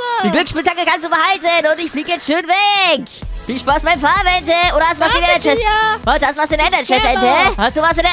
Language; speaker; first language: German; native; German